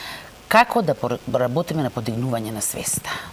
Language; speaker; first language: Macedonian; native; Macedonian